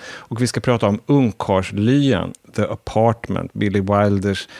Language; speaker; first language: Swedish; native; Swedish